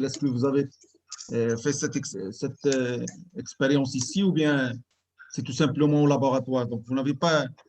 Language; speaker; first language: French; non-native, local second language; Arabic